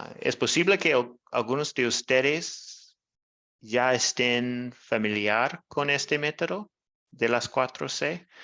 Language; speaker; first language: Spanish; non-native, learner; English